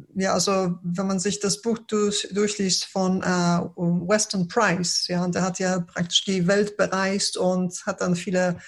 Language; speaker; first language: German; early bilingual, other home language; Polish